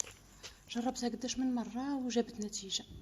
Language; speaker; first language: Arabic; native; Arabic